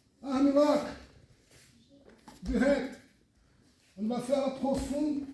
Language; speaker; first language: French; non-native, fluent; Portuguese